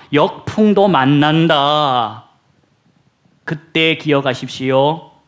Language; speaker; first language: Korean; native; Korean